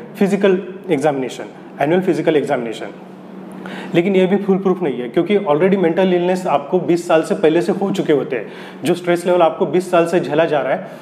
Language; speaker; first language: Hindi; non-native, local second language; Marathi